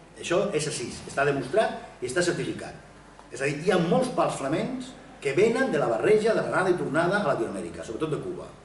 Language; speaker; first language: Catalan; non-native, local second language; Spanish